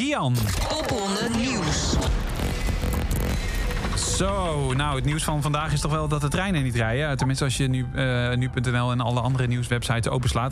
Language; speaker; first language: Dutch; native; Dutch